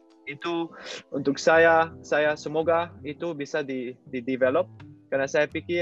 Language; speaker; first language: Indonesian; non-native, learner; Dutch